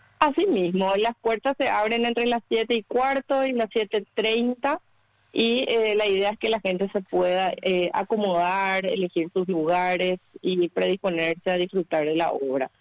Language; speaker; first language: Spanish; native; Spanish